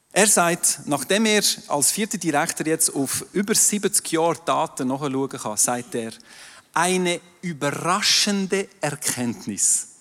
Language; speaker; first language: German; non-native, local second language; French